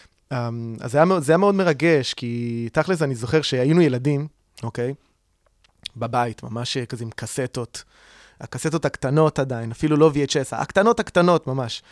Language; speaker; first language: Hebrew; non-native, fluent; Italian